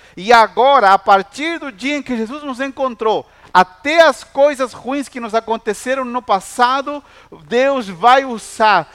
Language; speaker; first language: Portuguese; non-native, fluent; Spanish